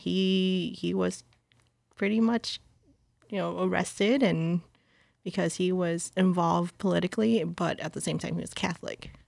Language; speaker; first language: English; early bilingual, other home language; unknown